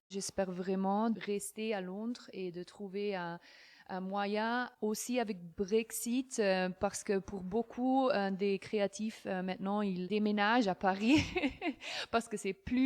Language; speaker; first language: French; non-native, fluent; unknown